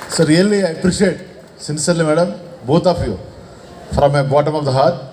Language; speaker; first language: English; non-native, local second language; Telugu